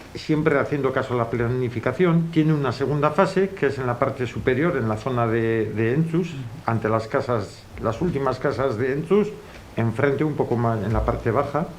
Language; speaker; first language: Spanish; non-native, local second language; Basque